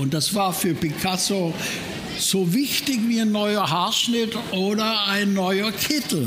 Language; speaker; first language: German; native; German